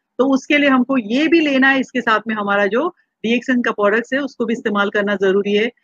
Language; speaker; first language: Hindi; non-native, local second language; Marathi